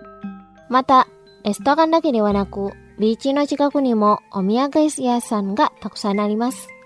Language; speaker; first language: Japanese; non-native, fluent; Indonesian